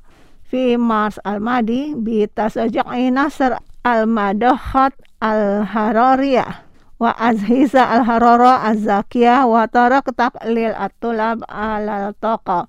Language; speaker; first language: Arabic; non-native, learner; Indonesian